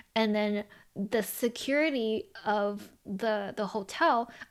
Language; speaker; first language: English; early bilingual, other home language; Chinese